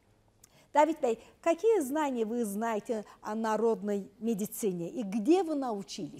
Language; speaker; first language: Russian; non-native, local second language; Azerbaijani